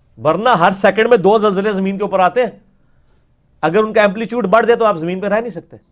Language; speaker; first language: Urdu; non-native, local second language; Punjabi